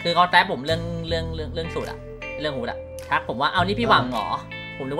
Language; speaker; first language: Thai; native; Thai